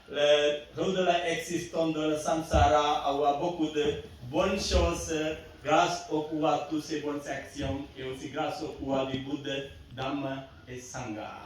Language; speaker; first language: French; non-native, fluent; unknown